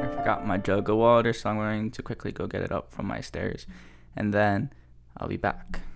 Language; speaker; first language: English; native; English